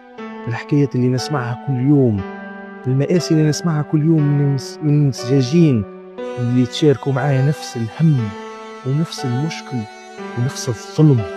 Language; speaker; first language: Arabic; native; Arabic